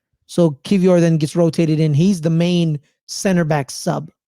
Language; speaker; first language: English; native; English